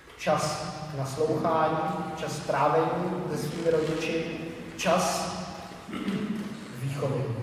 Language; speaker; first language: Czech; native; Czech